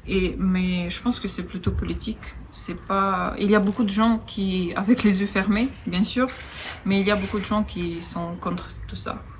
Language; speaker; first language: French; non-native, fluent; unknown